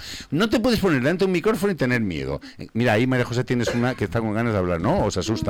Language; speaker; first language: Spanish; native; Spanish